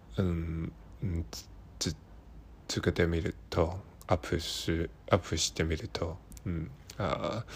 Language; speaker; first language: Japanese; non-native, learner; Cantonese